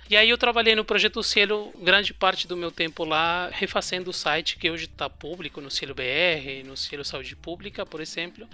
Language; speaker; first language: Portuguese; non-native, fluent; Spanish